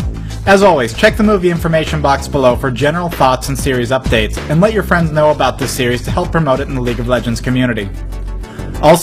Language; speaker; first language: English; native; English